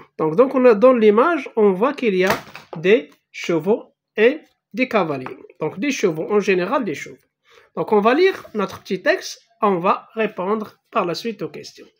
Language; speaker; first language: French; non-native, local second language; Arabic